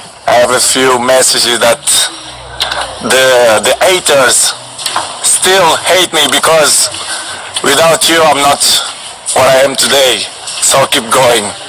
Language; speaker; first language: English; non-native, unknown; Portuguese